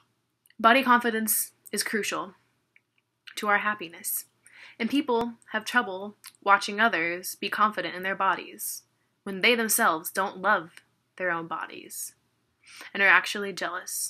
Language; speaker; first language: English; native; English